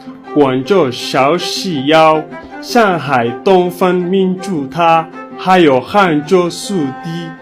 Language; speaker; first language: Chinese; non-native, learner; Somali